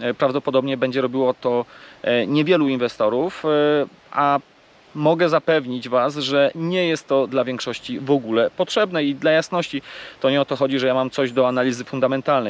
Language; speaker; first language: Polish; native; Polish